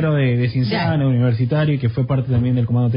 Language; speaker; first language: Spanish; native; Spanish